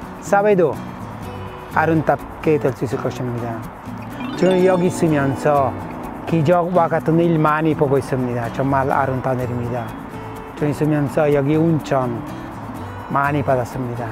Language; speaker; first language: Korean; non-native, fluent; Italian